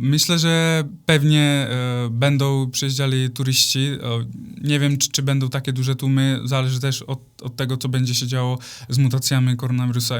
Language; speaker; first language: Polish; non-native, fluent; Czech